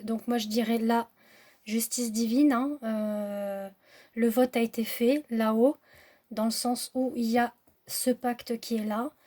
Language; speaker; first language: French; native; French